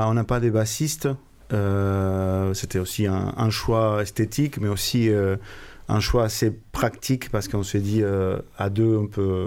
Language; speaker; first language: French; non-native, fluent; Spanish